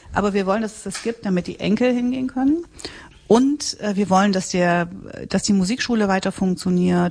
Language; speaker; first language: German; native; German